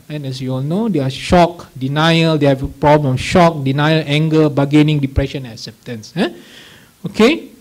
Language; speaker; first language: English; non-native, local second language; Malay